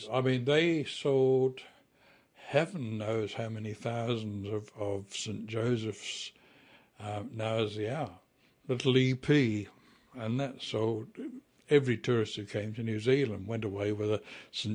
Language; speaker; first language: English; native; English